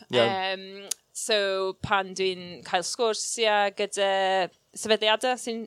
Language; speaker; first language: Welsh; non-native, local second language; English